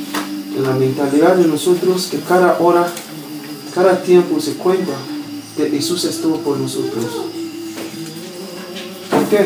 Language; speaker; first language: Spanish; non-native, learner; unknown